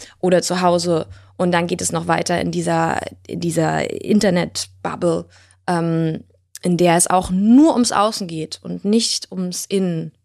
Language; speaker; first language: German; early bilingual, other home language; Russian